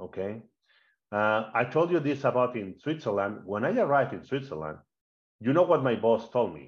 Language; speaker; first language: English; non-native, fluent; Spanish